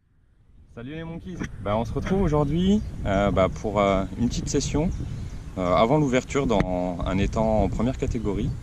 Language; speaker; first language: French; native; French